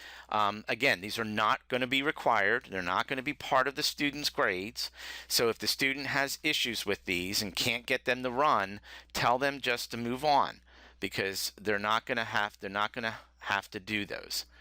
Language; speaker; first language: English; native; English